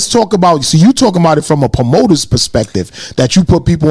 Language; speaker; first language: English; native; English